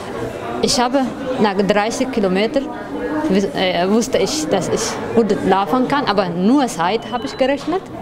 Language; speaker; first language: German; non-native, learner; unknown